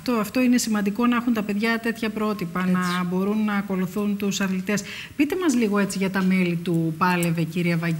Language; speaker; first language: Greek; native; Greek